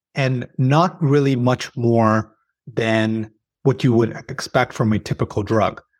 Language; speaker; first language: English; early bilingual, other home language; Arabic